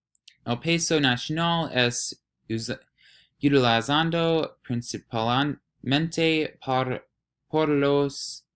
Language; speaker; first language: Spanish; non-native, learner; English